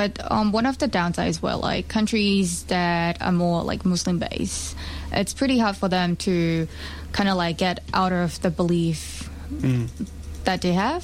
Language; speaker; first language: English; non-native, local second language; Chinese